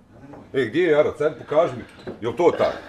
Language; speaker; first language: Bosnian; native; Bosnian